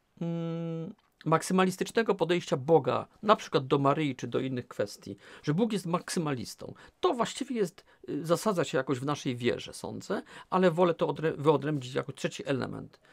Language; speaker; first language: Polish; native; Polish